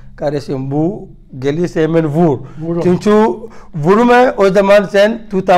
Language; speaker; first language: Turkish; non-native, learner; French